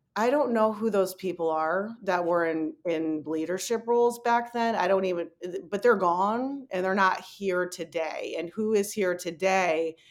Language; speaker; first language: English; native; English